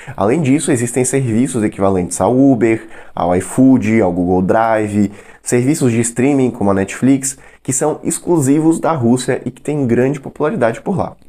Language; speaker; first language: Portuguese; non-native, fluent; Russian